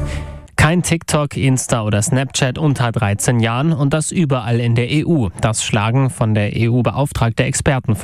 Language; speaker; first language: German; native; German